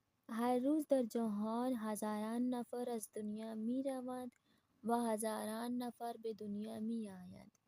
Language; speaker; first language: Persian; non-native, fluent; Urdu